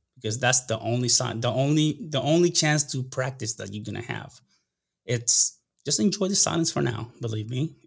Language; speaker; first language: English; non-native, fluent; Spanish